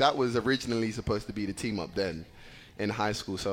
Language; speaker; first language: English; native; English